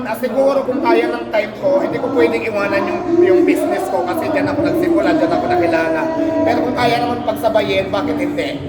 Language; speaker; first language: Filipino; non-native, local second language; Waray